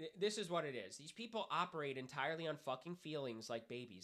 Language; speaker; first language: English; native; English